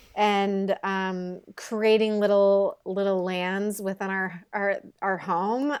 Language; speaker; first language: English; native; English